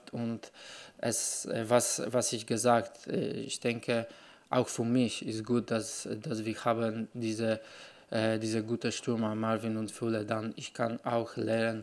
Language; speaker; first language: German; non-native, learner; Polish